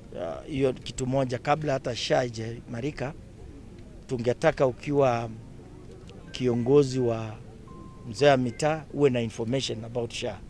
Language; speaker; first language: Swahili; non-native, local second language; Kalenjin